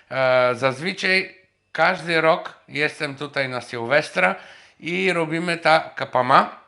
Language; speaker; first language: Polish; non-native, fluent; Bulgarian